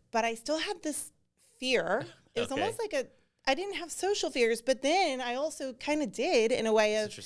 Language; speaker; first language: English; native; English